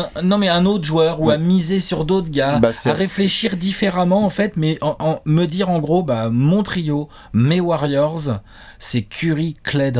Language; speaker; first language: French; native; French